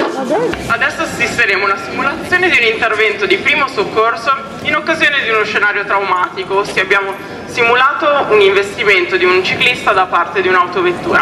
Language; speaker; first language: Italian; native; Italian